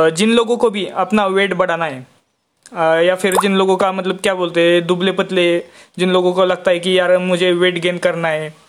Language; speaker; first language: Hindi; non-native, local second language; Marathi